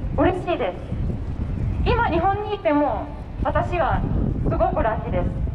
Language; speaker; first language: Japanese; non-native, fluent; Ukrainian